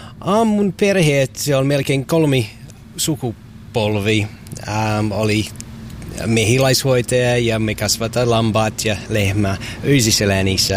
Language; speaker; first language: Finnish; non-native, learner; English